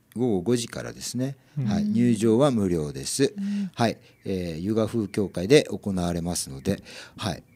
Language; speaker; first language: Japanese; native; Japanese